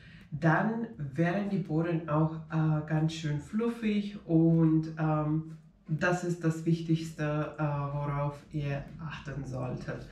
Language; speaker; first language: German; non-native, fluent; Finnish